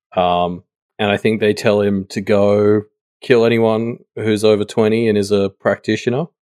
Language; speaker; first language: English; native; English